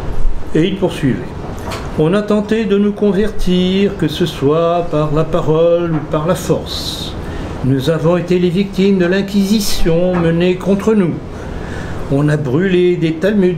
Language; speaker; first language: French; native; French